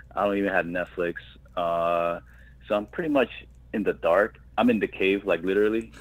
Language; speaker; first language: English; native; English